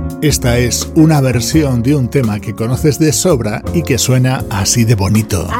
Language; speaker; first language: Spanish; native; Spanish